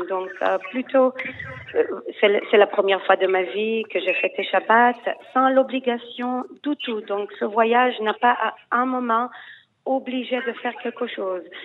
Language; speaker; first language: French; non-native, fluent; Hebrew